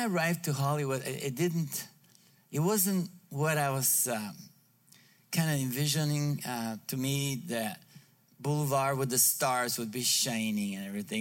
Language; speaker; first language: English; non-native, fluent; Bulgarian